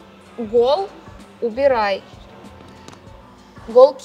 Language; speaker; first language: Russian; native; Russian